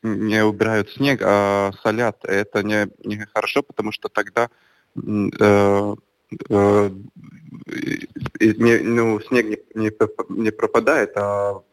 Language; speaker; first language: Russian; non-native, local second language; Latvian